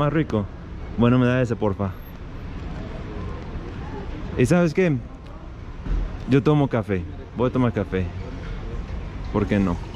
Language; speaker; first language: Spanish; non-native, learner; English